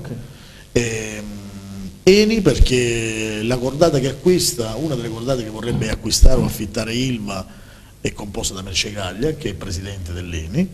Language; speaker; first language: Italian; native; Italian